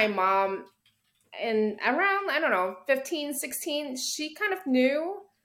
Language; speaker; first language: English; native; English